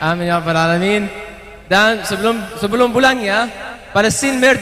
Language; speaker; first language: Indonesian; non-native, learner; Arabic